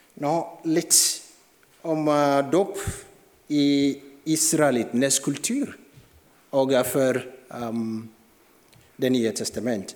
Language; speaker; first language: Norwegian; non-native, fluent; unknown